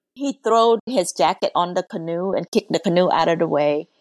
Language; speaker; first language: English; early bilingual, other home language; Lao